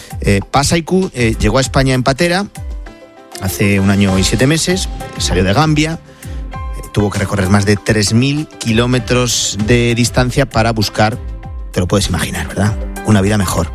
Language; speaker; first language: Spanish; native; Spanish